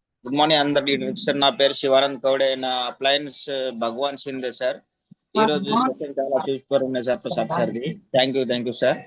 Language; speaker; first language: Telugu; non-native, local second language; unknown